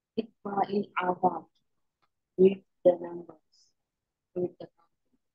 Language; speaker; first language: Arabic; non-native, learner; Urdu